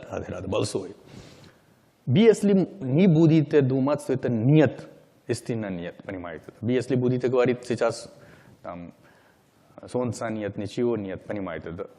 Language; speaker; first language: Russian; non-native, learner; Hindi